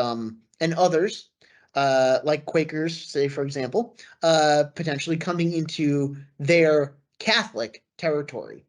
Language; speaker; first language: English; native; English